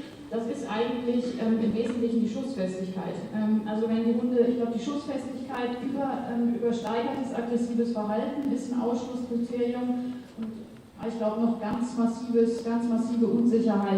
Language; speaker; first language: German; native; German